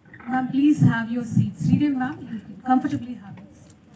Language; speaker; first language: English; non-native, local second language; Telugu